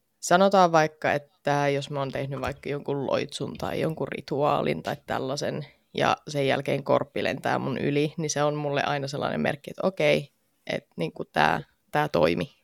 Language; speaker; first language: Finnish; native; Finnish